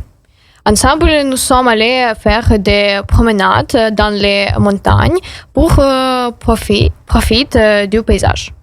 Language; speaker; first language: French; non-native, learner; Ukrainian